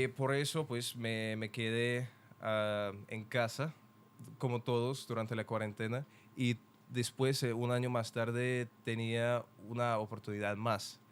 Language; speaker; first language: Spanish; non-native, fluent; Ukrainian